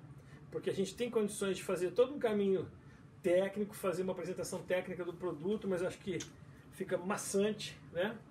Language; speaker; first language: Portuguese; native; Portuguese